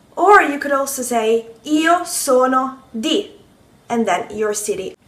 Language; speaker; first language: English; non-native, fluent; Italian